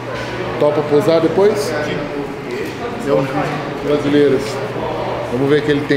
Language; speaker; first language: Portuguese; native; Portuguese